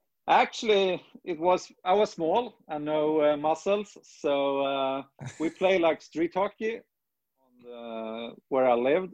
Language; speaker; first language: English; non-native, fluent; Swedish